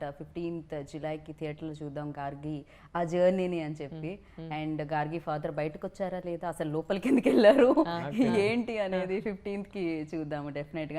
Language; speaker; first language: Telugu; native; Telugu